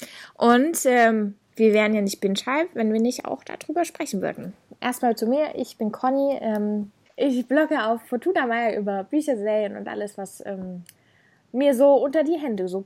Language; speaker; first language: German; native; German